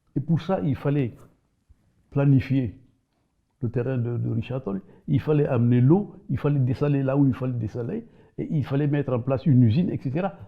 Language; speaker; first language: French; non-native, local second language; Wolof